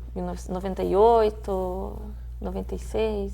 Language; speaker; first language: Portuguese; native; Portuguese